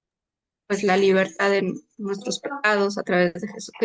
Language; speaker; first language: Spanish; native; Spanish